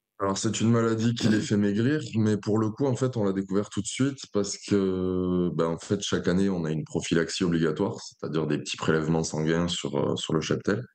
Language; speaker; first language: French; native; French